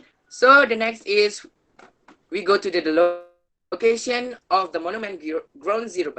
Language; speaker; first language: English; non-native, learner; Indonesian